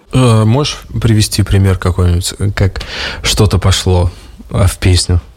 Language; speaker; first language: Russian; native; Russian